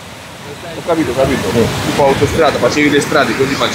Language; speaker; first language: Italian; native; Italian